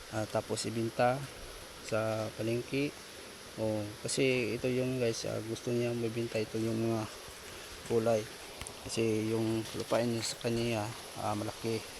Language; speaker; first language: Filipino; non-native, local second language; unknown